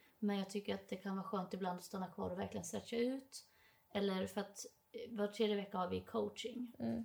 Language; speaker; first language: Swedish; native; Swedish